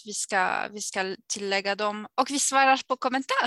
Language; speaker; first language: Swedish; non-native, fluent; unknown